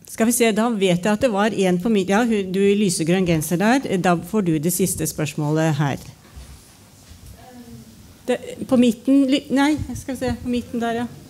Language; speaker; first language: Norwegian; native; Norwegian